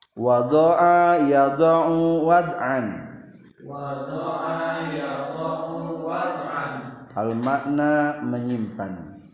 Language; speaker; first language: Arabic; non-native, fluent; Indonesian